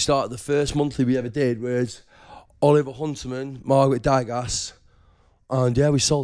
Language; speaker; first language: English; native; English